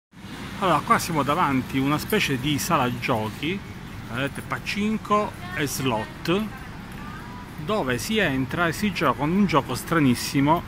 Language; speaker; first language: Italian; native; Italian